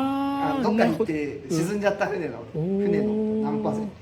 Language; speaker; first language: Japanese; native; Japanese